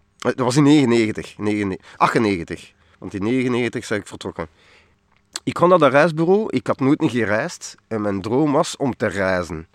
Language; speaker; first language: Dutch; non-native, local second language; French